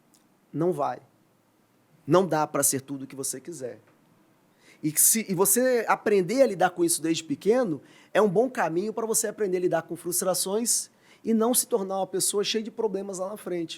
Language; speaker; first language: Portuguese; native; Portuguese